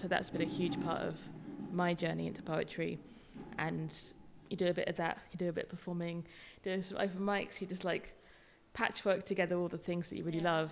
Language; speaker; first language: English; native; English